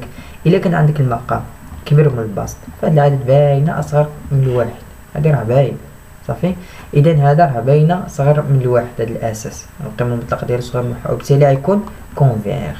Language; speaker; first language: Arabic; native; Arabic